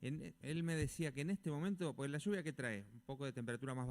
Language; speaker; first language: Spanish; native; Spanish